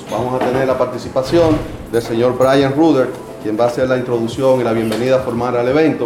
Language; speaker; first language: Spanish; native; Spanish